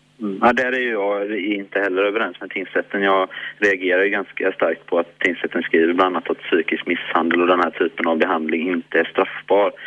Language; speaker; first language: Swedish; native; Swedish